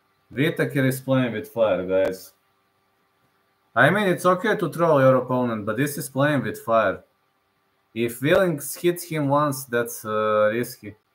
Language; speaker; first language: English; non-native, fluent; Serbian